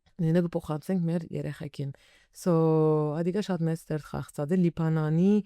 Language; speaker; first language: Armenian; early bilingual, heritage; Armenian